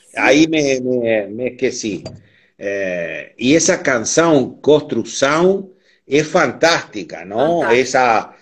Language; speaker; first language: Spanish; native; Spanish